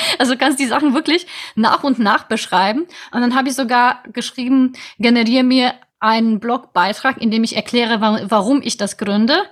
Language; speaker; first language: German; non-native, fluent; Polish